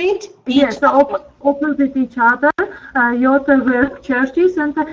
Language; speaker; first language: English; non-native, learner; Armenian